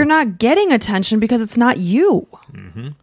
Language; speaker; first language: English; native; English